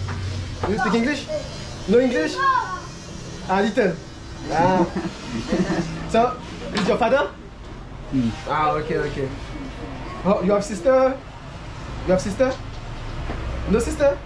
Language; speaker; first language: English; non-native, learner; French